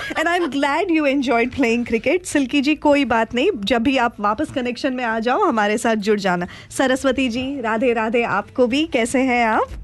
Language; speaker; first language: Hindi; non-native, local second language; Gujarati